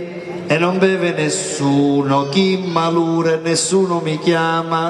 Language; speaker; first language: Italian; native; Italian